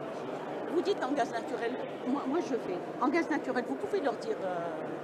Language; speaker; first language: French; non-native, fluent; Spanish